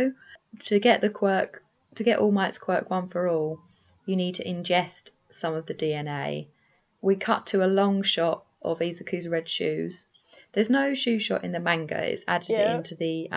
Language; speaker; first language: English; native; English